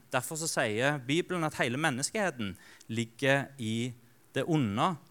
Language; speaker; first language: Norwegian; native; Norwegian